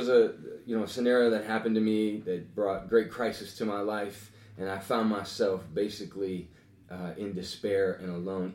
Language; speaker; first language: English; native; English